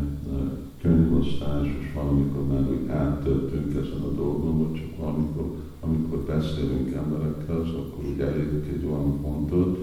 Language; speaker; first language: Hungarian; native; Hungarian